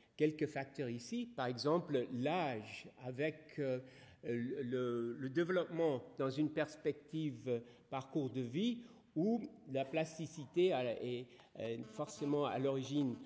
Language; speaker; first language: French; non-native, fluent; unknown